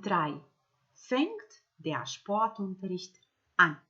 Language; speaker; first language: German; non-native, fluent; Macedonian